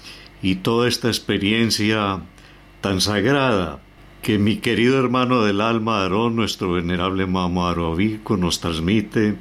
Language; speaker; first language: Spanish; native; Spanish